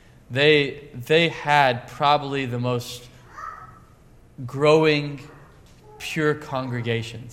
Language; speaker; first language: English; native; English